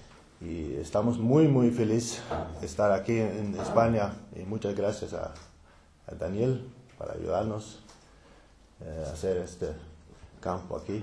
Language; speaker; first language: Spanish; non-native, learner; Danish